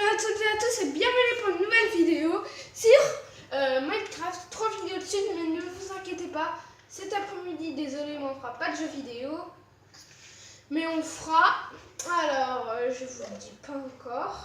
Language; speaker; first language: French; native; French